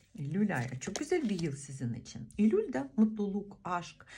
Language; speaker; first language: Turkish; non-native, fluent; Russian